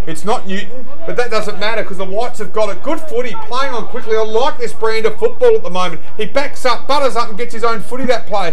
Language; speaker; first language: English; native; English